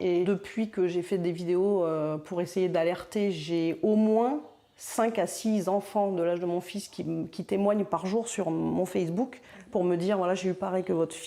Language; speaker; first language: French; native; French